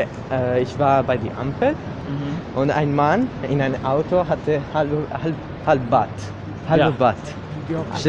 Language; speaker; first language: German; non-native, learner; Italian